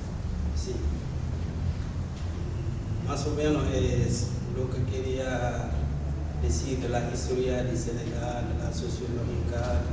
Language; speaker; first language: Spanish; non-native, learner; Wolof